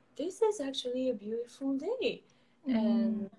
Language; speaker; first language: English; non-native, fluent; French